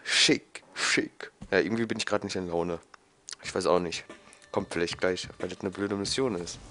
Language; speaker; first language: German; native; German